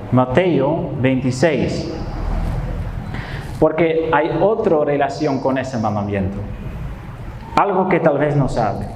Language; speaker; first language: Spanish; non-native, fluent; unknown